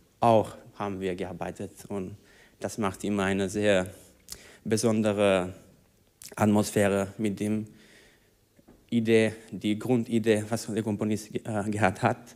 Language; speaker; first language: German; non-native, learner; Spanish